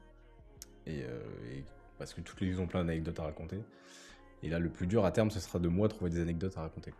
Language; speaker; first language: French; native; French